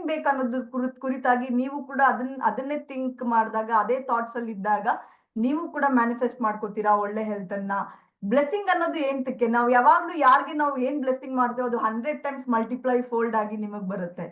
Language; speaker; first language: Kannada; native; Kannada